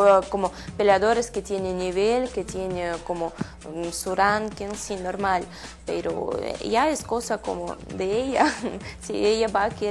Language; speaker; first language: Spanish; non-native, learner; Russian